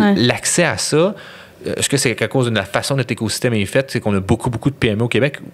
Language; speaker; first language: French; native; French